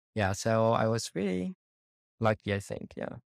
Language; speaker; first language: English; non-native, fluent; Chinese